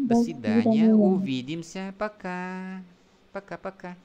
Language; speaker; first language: Russian; non-native, fluent; Vietnamese